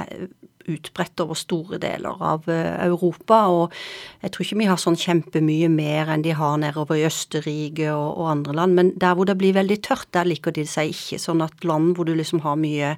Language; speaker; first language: Norwegian; native; Norwegian